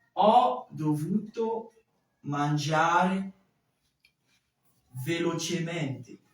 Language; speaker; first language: Italian; non-native, fluent; French